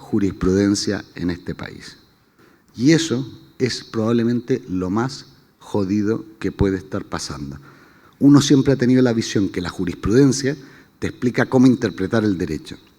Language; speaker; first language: Spanish; native; Spanish